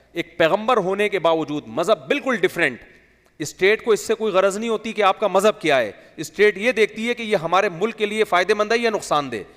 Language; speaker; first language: Urdu; native; Urdu